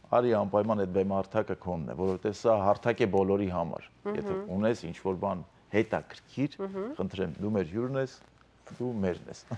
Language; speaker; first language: Armenian; native; Armenian